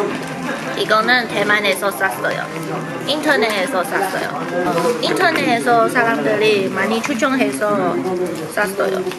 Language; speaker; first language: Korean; non-native, learner; Chinese